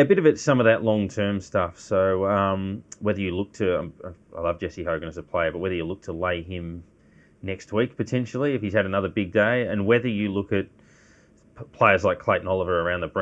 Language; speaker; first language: English; native; English